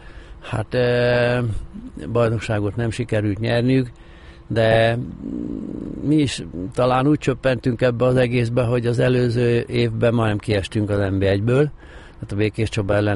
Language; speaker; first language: Hungarian; native; Hungarian